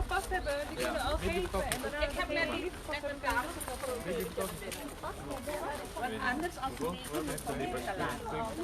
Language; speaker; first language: Dutch; non-native, local second language; Caribbean Hindustani